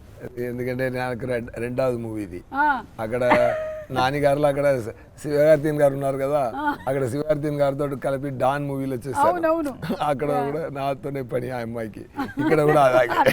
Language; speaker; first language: Telugu; non-native, fluent; Tamil